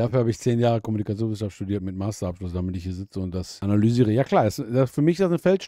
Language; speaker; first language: German; native; German